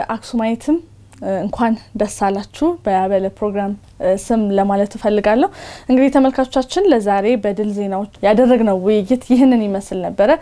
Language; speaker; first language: Amharic; non-native, local second language; Tigrinya